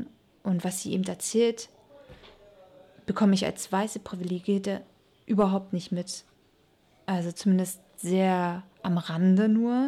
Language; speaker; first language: German; native; German